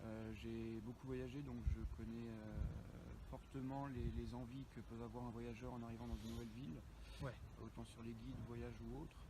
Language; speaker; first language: French; native; French